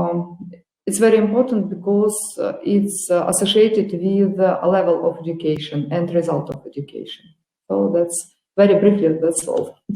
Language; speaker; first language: English; non-native, learner; Russian